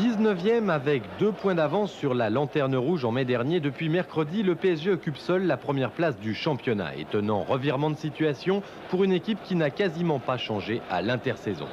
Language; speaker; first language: French; native; French